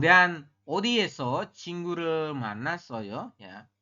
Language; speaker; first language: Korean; non-native, fluent; Indonesian